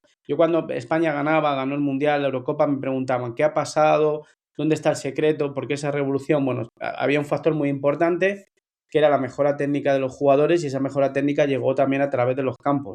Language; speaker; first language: Spanish; native; Spanish